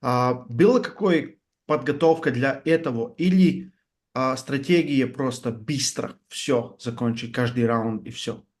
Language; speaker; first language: Russian; non-native, fluent; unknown